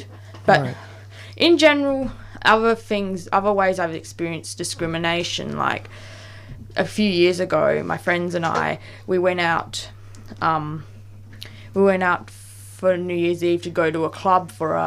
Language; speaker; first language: English; native; English